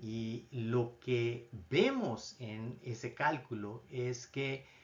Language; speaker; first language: Spanish; non-native, fluent; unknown